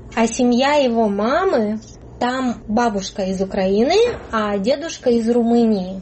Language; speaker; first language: Russian; native; Russian